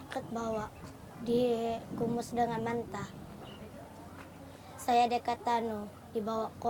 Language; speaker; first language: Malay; early bilingual, other home language; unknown